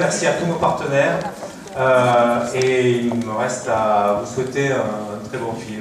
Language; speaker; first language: French; native; French